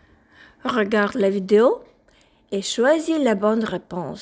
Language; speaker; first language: French; non-native, fluent; Ukrainian